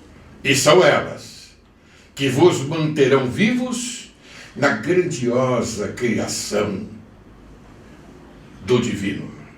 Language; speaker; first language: Portuguese; native; Portuguese